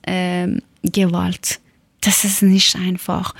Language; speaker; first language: German; non-native, learner; Persian